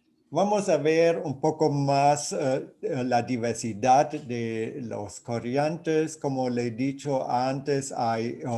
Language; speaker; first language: Spanish; non-native, fluent; German